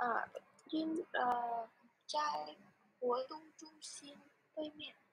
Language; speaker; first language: Chinese; non-native, learner; Vietnamese